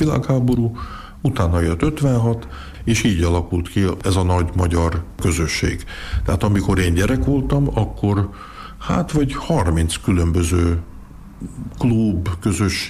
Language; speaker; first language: Hungarian; early bilingual, heritage; Hungarian